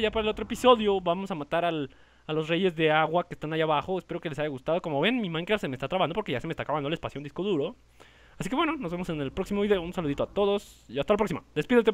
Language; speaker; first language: Spanish; native; Spanish